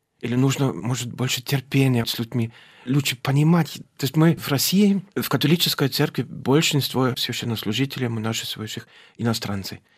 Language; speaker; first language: Russian; non-native, fluent; German